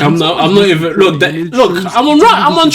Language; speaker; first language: English; native; English